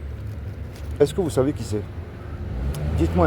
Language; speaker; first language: French; native; French